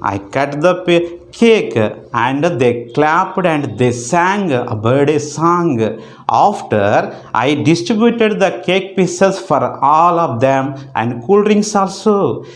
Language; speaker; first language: English; non-native, local second language; Telugu